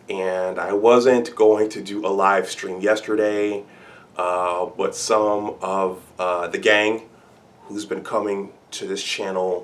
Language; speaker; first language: English; native; English